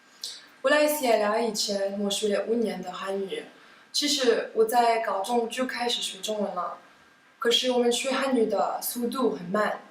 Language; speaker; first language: Chinese; non-native, fluent; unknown